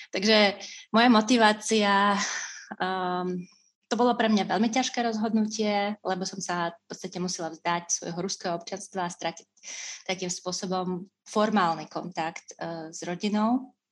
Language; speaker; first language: Slovak; non-native, fluent; Russian